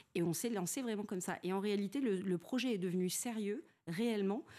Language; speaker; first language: French; native; French